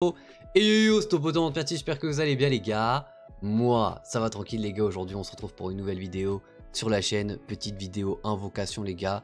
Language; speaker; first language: French; native; French